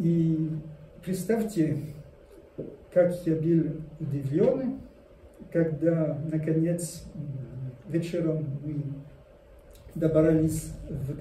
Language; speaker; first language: Russian; non-native, learner; French